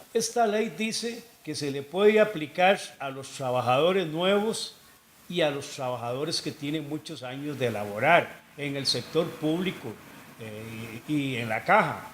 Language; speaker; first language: Spanish; native; Spanish